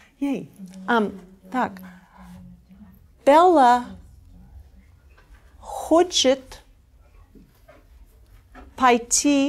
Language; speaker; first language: Russian; non-native, fluent; English